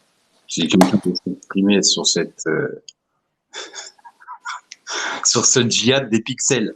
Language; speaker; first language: French; native; French